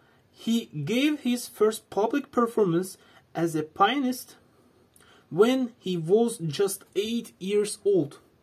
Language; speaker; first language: English; non-native, fluent; Azerbaijani